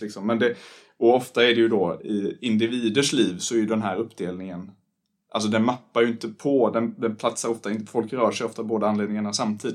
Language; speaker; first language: Swedish; native; Swedish